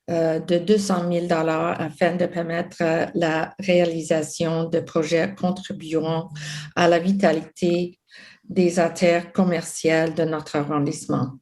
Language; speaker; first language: French; non-native, local second language; English